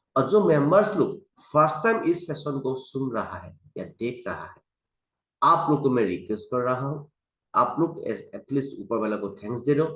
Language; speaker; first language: Hindi; non-native, local second language; Assamese